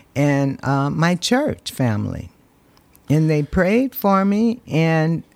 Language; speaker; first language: English; native; English